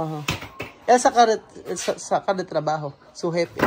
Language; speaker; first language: Spanish; non-native, learner; Filipino